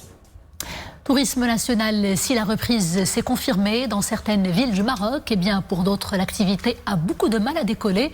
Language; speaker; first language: French; non-native, local second language; Arabic